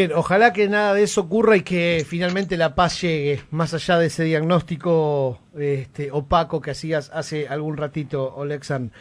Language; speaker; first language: Spanish; native; Spanish